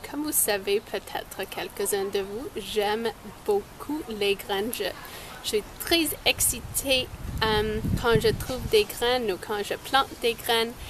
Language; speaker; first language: French; non-native, local second language; English